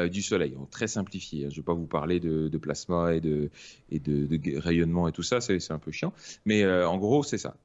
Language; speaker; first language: French; native; French